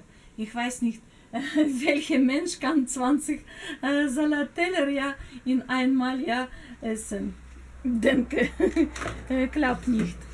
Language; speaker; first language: German; non-native, learner; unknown